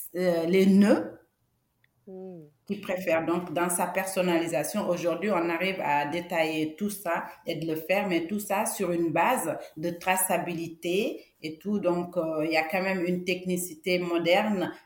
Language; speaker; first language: French; non-native, local second language; Wolof